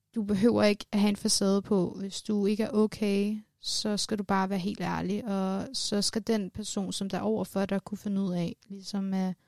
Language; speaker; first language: Danish; early bilingual, other home language; Persian